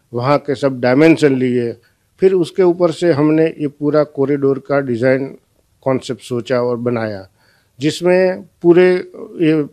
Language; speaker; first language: Hindi; non-native, local second language; Gujarati